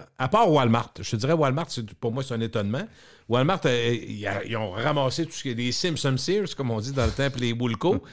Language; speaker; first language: French; native; French